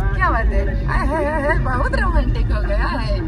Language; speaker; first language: Hindi; non-native, local second language; Marathi